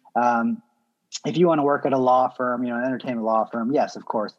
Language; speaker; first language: English; native; English